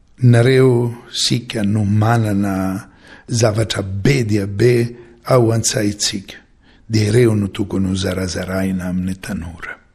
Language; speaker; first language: Malagasy; non-native, fluent; Maltese